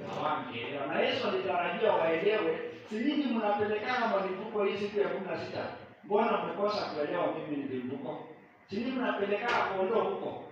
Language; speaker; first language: Swahili; non-native, local second language; Kalenjin